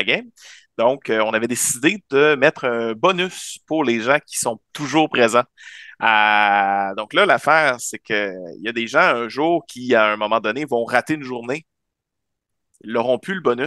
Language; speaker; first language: French; native; French